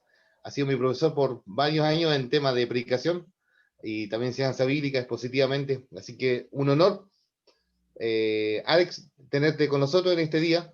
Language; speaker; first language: Spanish; native; Spanish